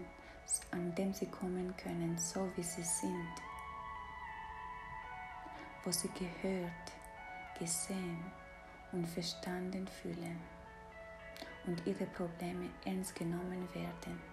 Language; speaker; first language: German; non-native, fluent; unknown